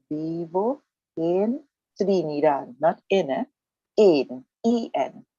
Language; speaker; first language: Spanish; non-native, fluent; English